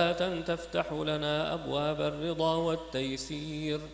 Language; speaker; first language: Arabic; native; Arabic